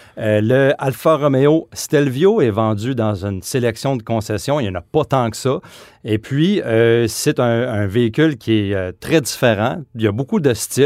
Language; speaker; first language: French; native; French